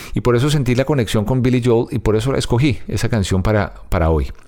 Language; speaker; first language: Spanish; native; Spanish